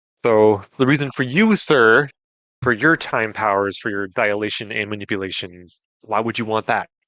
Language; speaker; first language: English; native; English